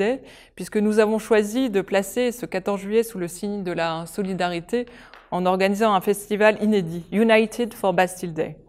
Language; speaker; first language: French; native; French